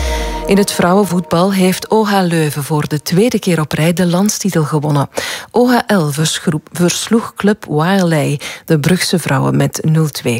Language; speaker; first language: Dutch; native; Dutch